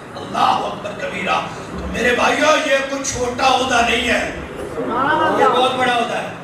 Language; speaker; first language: Urdu; non-native, local second language; Punjabi